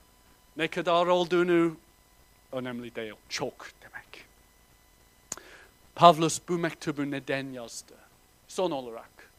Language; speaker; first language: Turkish; non-native, fluent; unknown